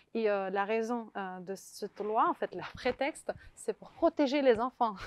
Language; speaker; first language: French; non-native, fluent; Russian